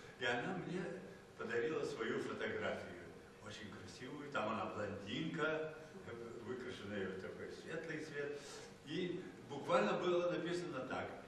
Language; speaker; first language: Russian; native; Russian